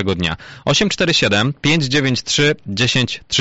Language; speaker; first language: Polish; native; Polish